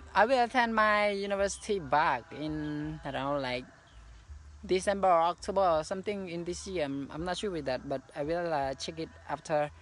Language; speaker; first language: English; non-native, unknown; Khmer